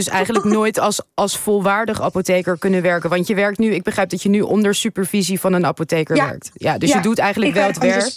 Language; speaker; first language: Dutch; native; Dutch